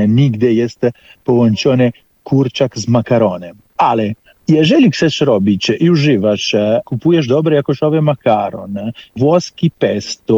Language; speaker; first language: Polish; non-native, fluent; Italian